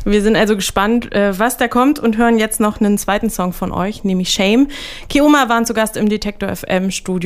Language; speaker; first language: German; native; German